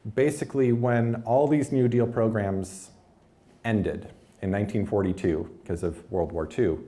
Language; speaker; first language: English; native; English